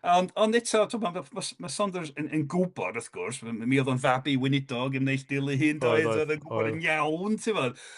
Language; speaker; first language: Welsh; non-native, fluent; English